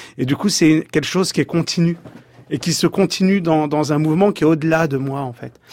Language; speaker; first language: French; native; French